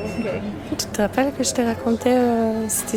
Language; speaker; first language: French; early bilingual, heritage; Hebrew